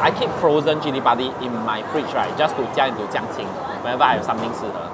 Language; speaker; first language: English; non-native, local second language; Chinese